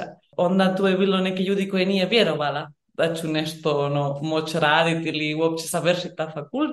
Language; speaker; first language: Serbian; early bilingual, heritage; Bosnian